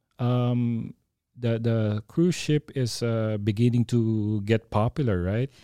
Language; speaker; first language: English; non-native, local second language; Filipino